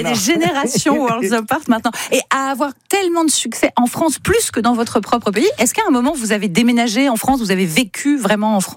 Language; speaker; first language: French; native; French